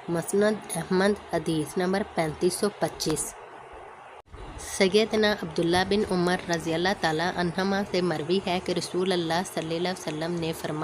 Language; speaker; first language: Urdu; native; Urdu